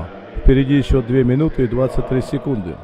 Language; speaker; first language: Russian; native; Russian